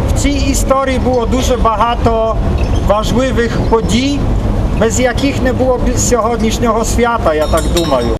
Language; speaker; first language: Ukrainian; early bilingual, heritage; Ukrainian